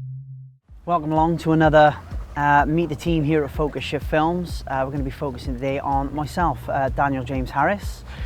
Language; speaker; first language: English; native; English